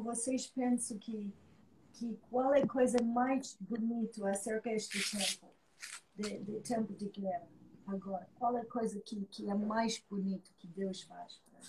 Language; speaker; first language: Portuguese; non-native, fluent; English